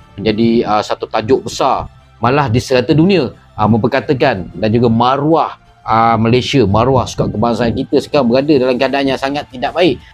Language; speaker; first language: Malay; native; Malay